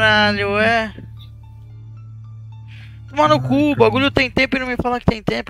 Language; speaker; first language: Portuguese; native; Portuguese